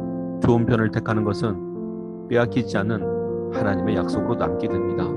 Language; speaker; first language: Korean; native; Korean